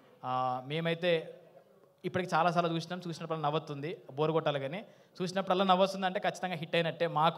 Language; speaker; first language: Telugu; native; Telugu